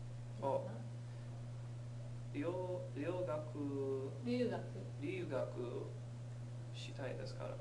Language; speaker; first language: Japanese; non-native, learner; English